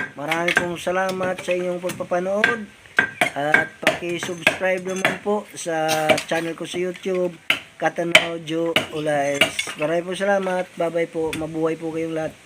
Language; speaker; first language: Filipino; native; Filipino